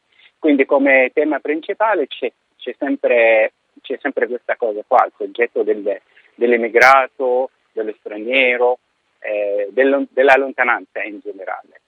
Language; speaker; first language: Italian; non-native, fluent; Arabic